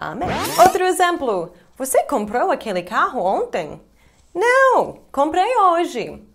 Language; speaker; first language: Portuguese; non-native, fluent; English